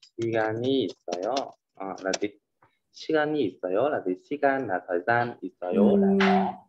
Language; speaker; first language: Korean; non-native, fluent; Vietnamese